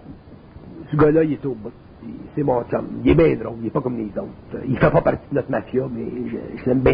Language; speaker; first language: French; native; French